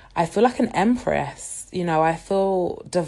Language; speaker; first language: English; native; English